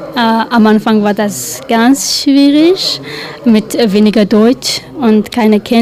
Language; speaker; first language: German; non-native, learner; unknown